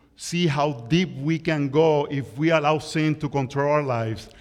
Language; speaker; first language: English; non-native, fluent; Spanish